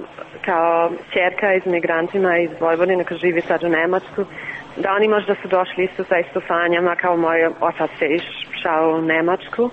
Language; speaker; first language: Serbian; early bilingual, heritage; Serbian